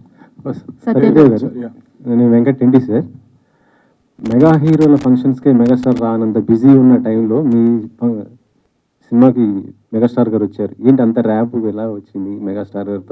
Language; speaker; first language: Telugu; native; Telugu